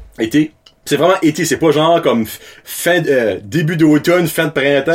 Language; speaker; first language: French; native; French